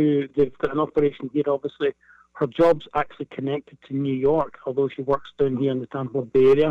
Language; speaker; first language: English; native; English